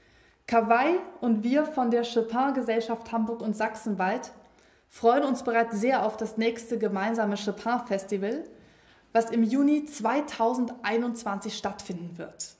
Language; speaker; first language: German; native; German